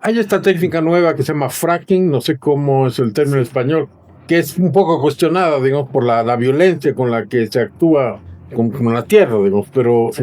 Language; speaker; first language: Spanish; native; Spanish